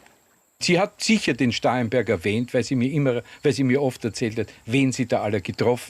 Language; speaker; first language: German; native; German